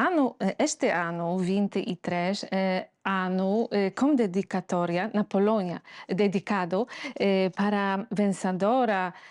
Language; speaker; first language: Portuguese; non-native, fluent; Polish